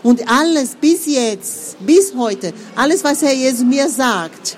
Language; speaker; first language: German; non-native, fluent; Portuguese